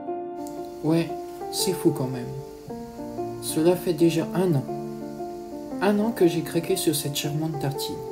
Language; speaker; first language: French; native; French